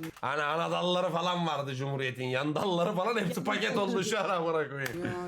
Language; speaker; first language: Turkish; native; Turkish